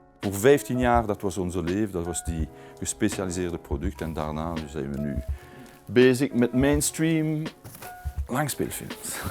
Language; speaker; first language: Dutch; non-native, local second language; French